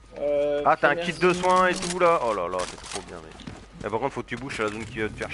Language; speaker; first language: French; native; French